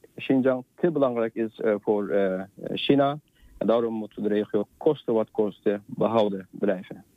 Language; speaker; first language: Dutch; non-native, fluent; Uyghur